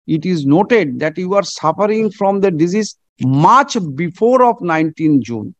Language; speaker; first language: English; non-native, local second language; Bangla